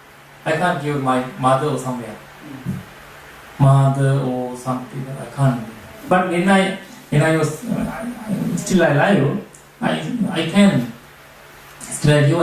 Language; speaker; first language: English; non-native, learner; Sinhala